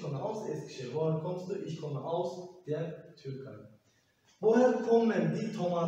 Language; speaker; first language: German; non-native, learner; Turkish